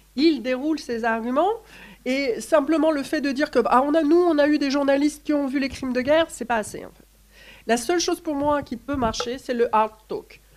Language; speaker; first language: French; native; French